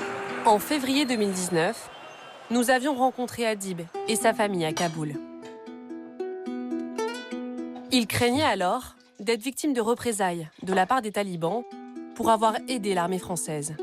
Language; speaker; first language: French; native; French